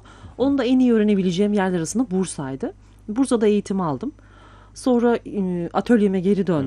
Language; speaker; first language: Turkish; native; Turkish